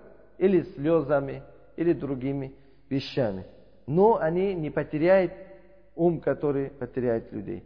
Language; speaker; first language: Russian; non-native, learner; Uzbek